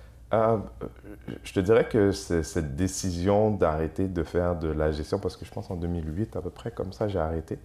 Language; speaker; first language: French; early bilingual, other home language; Haitian Creole